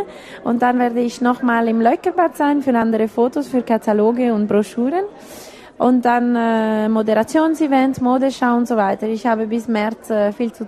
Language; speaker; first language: German; non-native, local second language; Italian